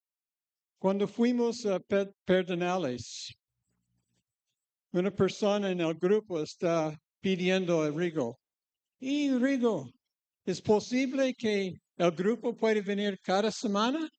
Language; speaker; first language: Spanish; non-native, fluent; English